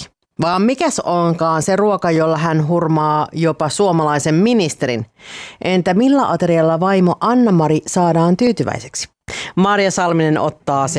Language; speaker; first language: Finnish; native; Finnish